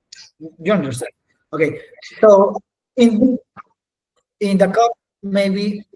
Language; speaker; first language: English; non-native, learner; Spanish